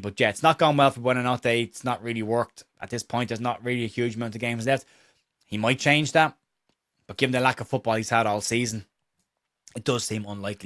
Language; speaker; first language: English; native; English